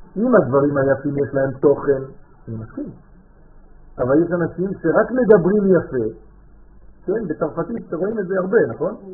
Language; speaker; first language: Hebrew; native; Hebrew